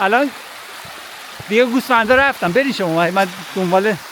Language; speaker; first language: Persian; native; Persian